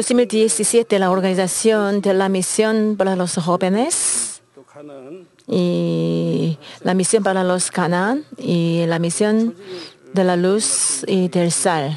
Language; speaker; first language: Spanish; non-native, learner; Korean